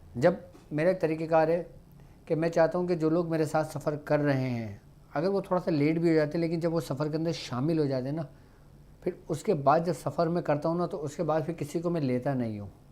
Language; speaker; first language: Urdu; native; Urdu